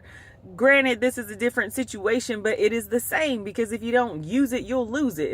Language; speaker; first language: English; native; English